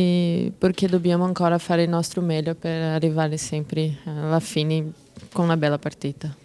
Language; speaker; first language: Italian; non-native, fluent; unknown